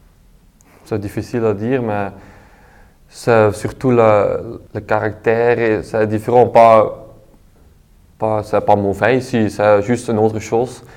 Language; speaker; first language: French; non-native, local second language; Dutch